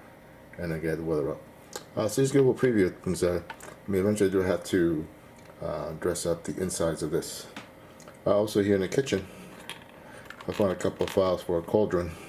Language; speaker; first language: English; native; English